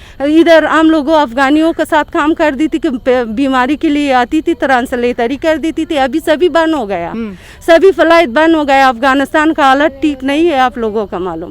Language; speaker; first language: Hindi; non-native, learner; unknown